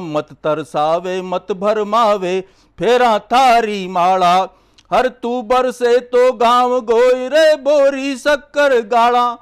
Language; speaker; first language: Hindi; native; Hindi